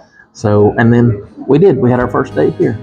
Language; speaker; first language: English; native; English